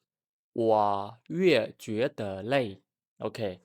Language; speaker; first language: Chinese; non-native, fluent; Khmer